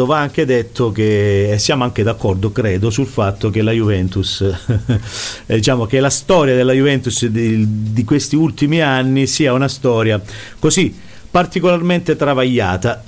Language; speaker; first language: Italian; native; Italian